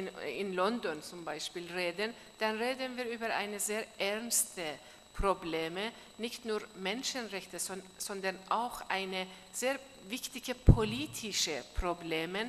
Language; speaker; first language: German; non-native, learner; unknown